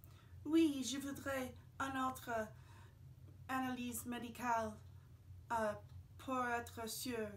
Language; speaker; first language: French; non-native, learner; English